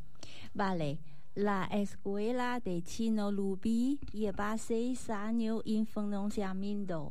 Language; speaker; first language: Spanish; non-native, learner; Chinese